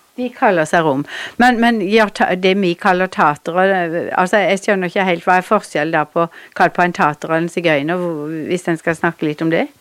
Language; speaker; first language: Norwegian; native; Norwegian